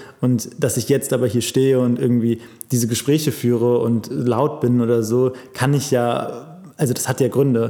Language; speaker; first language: German; native; German